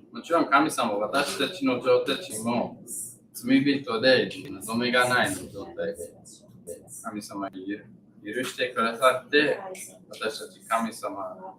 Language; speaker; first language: Japanese; non-native, learner; English